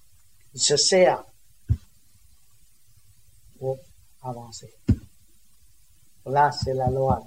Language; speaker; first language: French; non-native, learner; Vietnamese